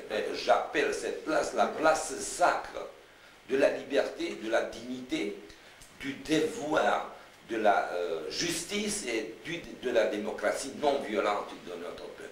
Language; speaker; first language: French; non-native, fluent; Romanian